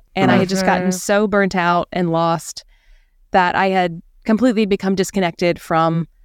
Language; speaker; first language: English; native; English